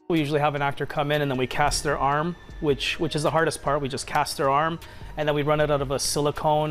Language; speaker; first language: English; native; English